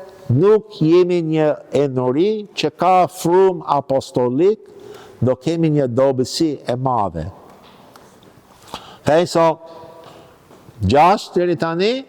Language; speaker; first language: Albanian; non-native, fluent; English